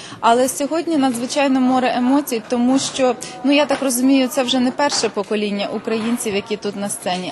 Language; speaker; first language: Ukrainian; native; Ukrainian